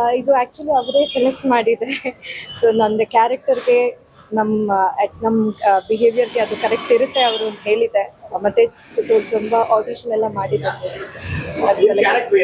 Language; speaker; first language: Kannada; non-native, learner; Malayalam